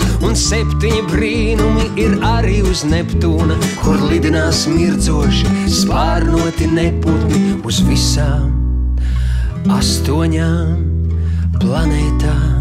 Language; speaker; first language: Latvian; native; Latvian